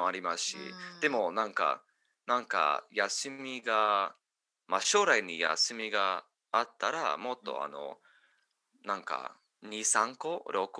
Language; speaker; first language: Japanese; non-native, fluent; English